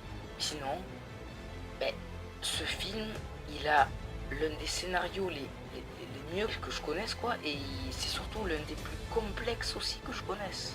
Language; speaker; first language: French; native; French